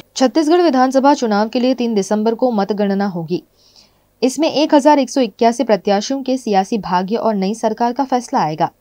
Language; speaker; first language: Hindi; native; Hindi